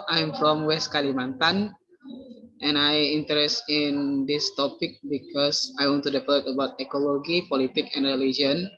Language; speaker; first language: English; non-native, learner; Indonesian